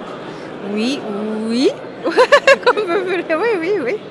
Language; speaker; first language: French; non-native, fluent; Japanese